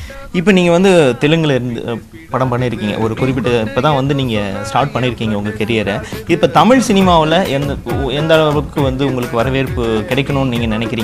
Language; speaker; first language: Tamil; native; Tamil